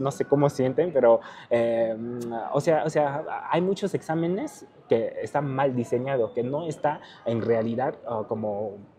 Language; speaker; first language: Spanish; non-native, fluent; Chinese